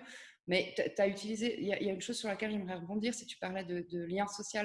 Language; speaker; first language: French; native; French